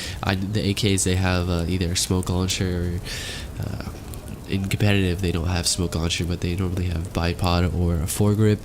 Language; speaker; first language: English; native; English